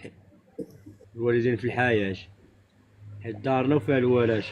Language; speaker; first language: Arabic; native; Arabic